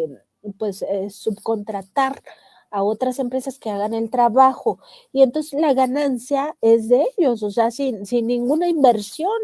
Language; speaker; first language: Spanish; native; Spanish